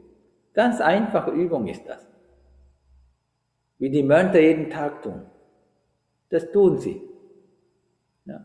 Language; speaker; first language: German; non-native, fluent; Sinhala